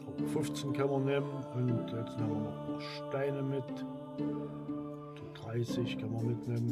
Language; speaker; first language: German; native; German